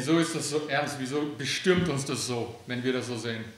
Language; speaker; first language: German; early bilingual, other home language; Aramaic